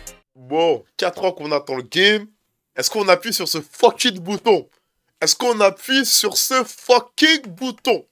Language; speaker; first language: French; native; French